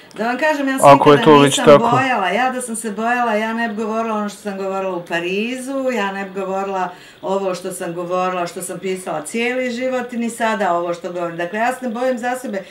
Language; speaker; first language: Bosnian; native; Bosnian